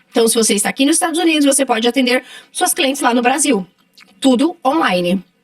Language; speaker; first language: Portuguese; native; Portuguese